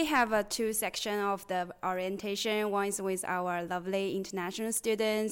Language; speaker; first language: English; non-native, fluent; Chinese